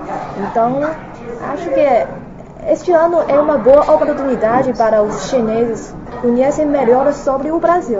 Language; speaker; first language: Portuguese; non-native, fluent; Chinese